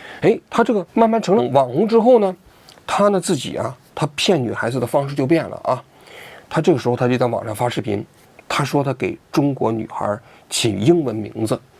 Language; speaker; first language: Chinese; native; Chinese